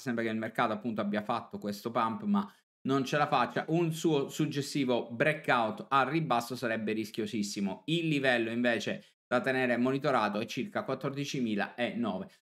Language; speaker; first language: Italian; native; Italian